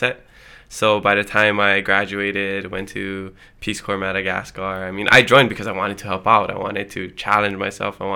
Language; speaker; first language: English; early bilingual, other home language; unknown